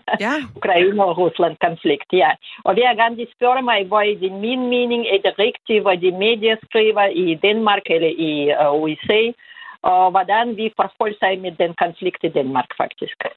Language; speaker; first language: Danish; non-native, fluent; Russian